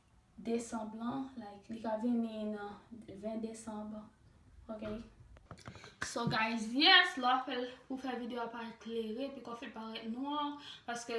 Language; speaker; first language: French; non-native, learner; Haitian Creole